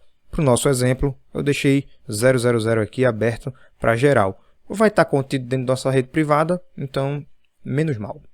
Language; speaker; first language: Portuguese; native; Portuguese